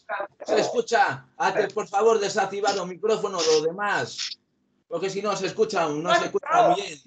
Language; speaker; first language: Spanish; native; Spanish